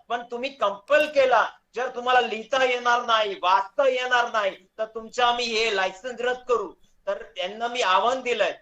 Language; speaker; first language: Marathi; non-native, local second language; Hindi